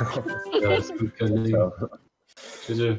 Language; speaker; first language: German; native; German